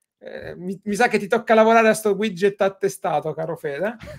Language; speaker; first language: Italian; native; Italian